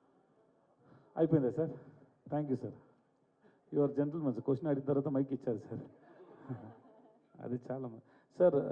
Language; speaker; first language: Telugu; non-native, learner; Tamil